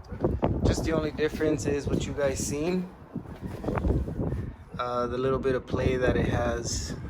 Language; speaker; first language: English; native; English